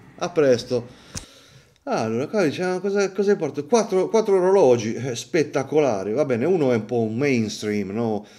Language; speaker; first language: Italian; native; Italian